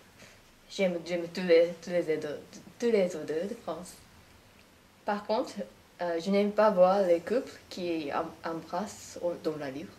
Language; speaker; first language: French; non-native, fluent; Japanese